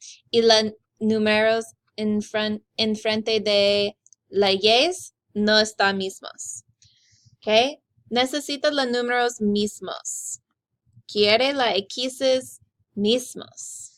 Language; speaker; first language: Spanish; non-native, learner; English